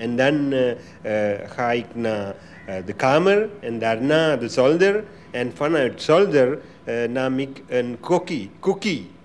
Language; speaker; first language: Dutch; non-native, learner; Sinhala